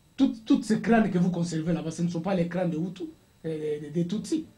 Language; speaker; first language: French; non-native, local second language; Swahili